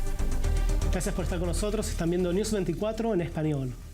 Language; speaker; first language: Spanish; native; Spanish